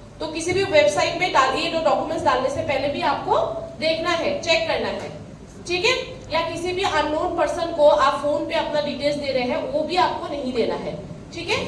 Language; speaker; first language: Hindi; non-native, local second language; Assamese